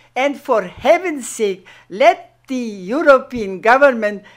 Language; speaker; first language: English; non-native, fluent; German